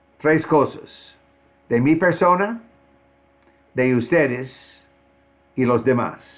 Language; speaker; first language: Spanish; non-native, fluent; English